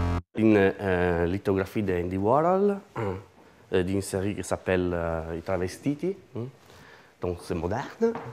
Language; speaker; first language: French; non-native, learner; Italian